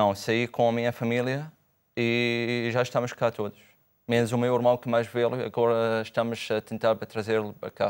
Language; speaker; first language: Portuguese; non-native, fluent; Arabic